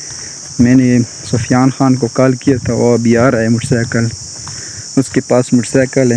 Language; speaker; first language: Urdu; non-native, local second language; Pashto